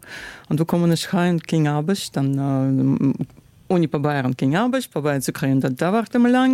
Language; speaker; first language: German; non-native, learner; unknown